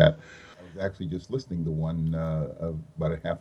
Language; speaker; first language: English; early bilingual, other home language; Spanish